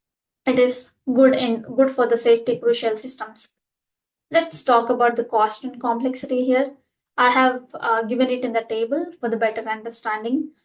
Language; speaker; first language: English; non-native, local second language; Telugu